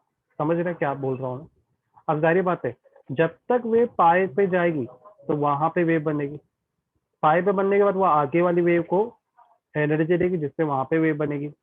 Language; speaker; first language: Hindi; native; Hindi